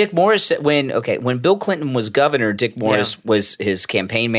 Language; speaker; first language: English; native; English